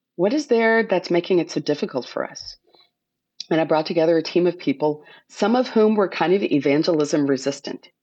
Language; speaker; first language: English; native; English